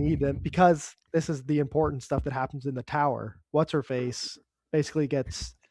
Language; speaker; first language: English; native; English